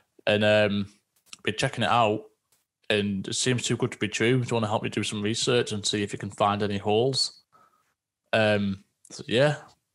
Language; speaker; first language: English; native; English